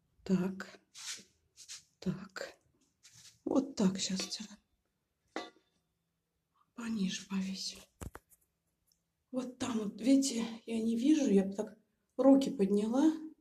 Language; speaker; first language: Russian; native; Russian